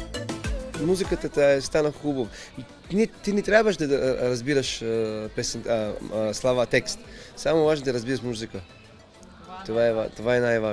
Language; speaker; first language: Bulgarian; non-native, learner; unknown